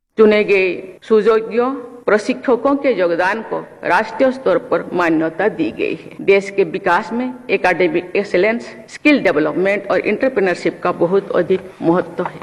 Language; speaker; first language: Hindi; non-native, local second language; Santali